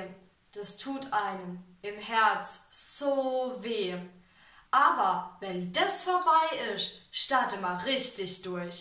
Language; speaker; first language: German; native; German